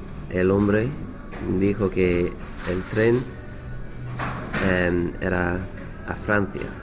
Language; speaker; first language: Spanish; non-native, learner; English